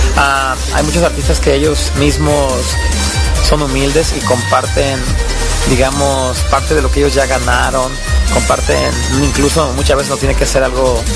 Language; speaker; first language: Spanish; native; Spanish